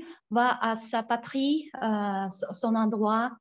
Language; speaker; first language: French; non-native, fluent; Tuvinian